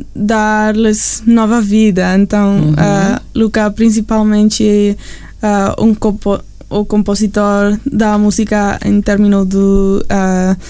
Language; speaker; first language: Portuguese; non-native, learner; English